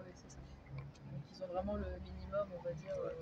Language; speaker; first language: French; native; French